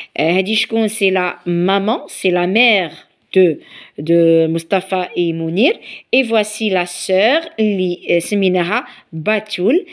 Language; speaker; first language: French; non-native, local second language; Arabic